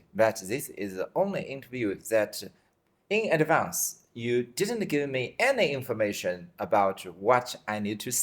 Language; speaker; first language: English; non-native, fluent; Chinese